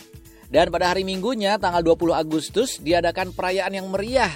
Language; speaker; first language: Indonesian; native; Indonesian